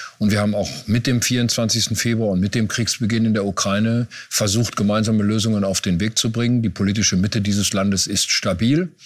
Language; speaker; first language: German; native; German